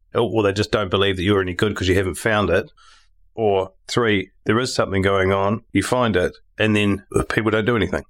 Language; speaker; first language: English; native; English